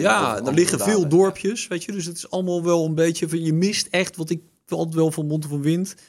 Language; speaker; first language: Dutch; native; Dutch